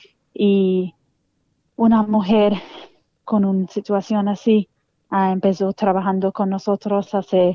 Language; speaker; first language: Spanish; non-native, fluent; English